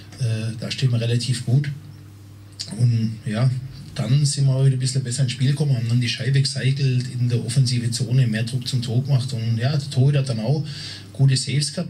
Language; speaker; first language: German; native; German